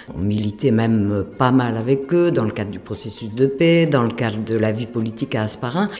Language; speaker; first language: French; native; French